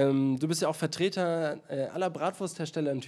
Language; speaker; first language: German; native; German